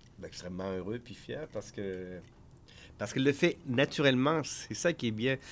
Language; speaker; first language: French; early bilingual, other home language; Spanish